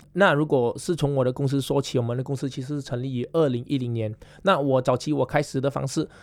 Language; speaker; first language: Chinese; native; Chinese